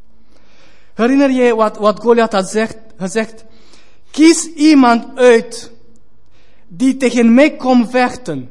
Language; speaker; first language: Dutch; non-native, fluent; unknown